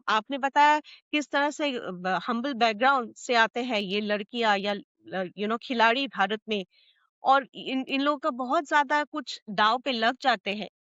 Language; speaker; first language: Hindi; non-native, local second language; Assamese